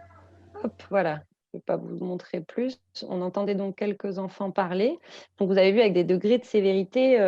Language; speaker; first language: French; native; French